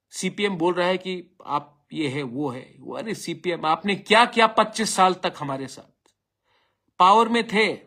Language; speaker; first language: Hindi; non-native, local second language; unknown